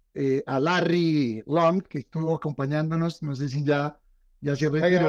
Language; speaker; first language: Spanish; native; Spanish